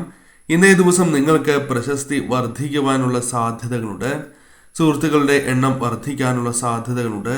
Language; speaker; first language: Malayalam; native; Malayalam